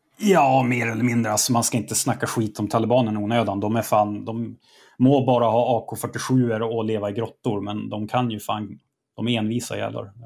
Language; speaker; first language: Swedish; native; Swedish